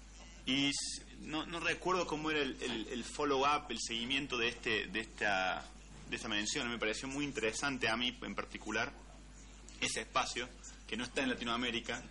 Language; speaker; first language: Spanish; native; Spanish